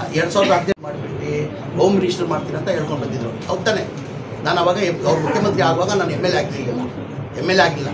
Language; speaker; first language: Kannada; non-native, local second language; Urdu